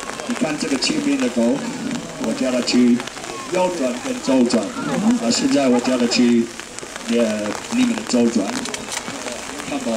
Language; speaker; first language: Chinese; non-native, fluent; English